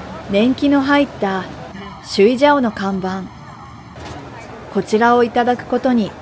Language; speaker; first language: Japanese; native; Japanese